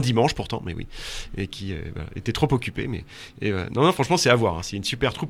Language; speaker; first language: French; native; French